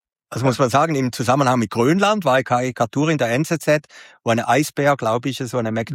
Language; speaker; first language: German; native; German